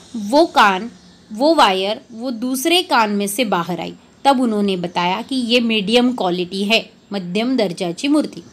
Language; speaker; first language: Hindi; non-native, local second language; Marathi